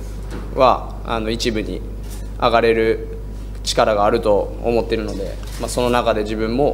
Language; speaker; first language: Japanese; native; Japanese